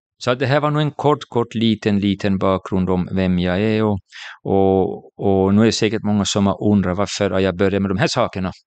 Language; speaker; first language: Swedish; native; Swedish